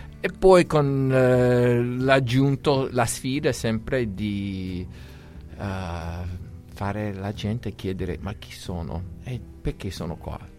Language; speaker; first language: Italian; non-native, fluent; English